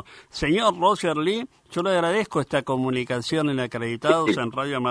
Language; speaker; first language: Spanish; native; Spanish